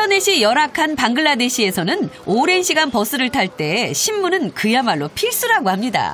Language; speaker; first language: Korean; native; Korean